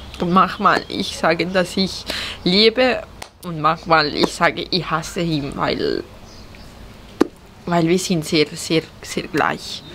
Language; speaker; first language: German; early bilingual, heritage; Italian